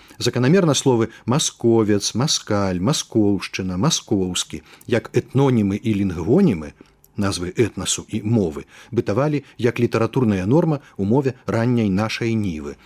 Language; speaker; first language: Belarusian; native; Belarusian